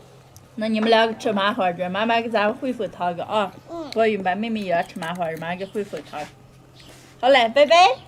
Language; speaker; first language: Chinese; native; Chinese